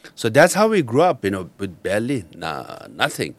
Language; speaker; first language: English; non-native, local second language; Nepali